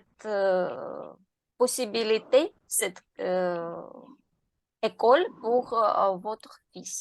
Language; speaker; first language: French; non-native, learner; Ukrainian